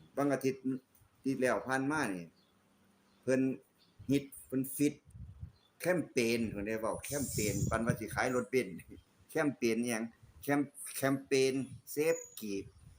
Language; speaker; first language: Thai; native; Thai